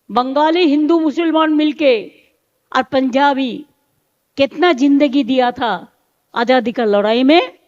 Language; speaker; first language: Hindi; non-native, local second language; Bangla